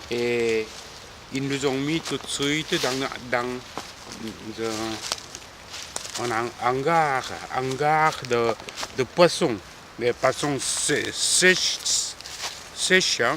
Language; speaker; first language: French; non-native, fluent; Korean